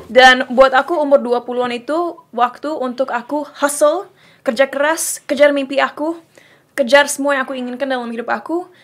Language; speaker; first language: Indonesian; native; Indonesian